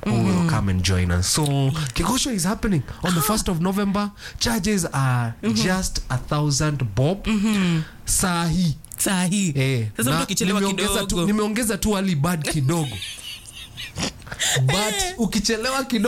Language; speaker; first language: English; non-native, local second language; Kikuyu